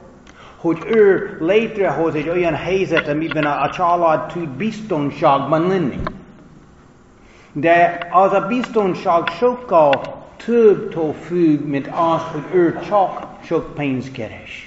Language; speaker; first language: Hungarian; non-native, fluent; English